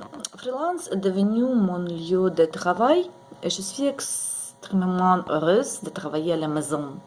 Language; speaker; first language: French; non-native, learner; Ukrainian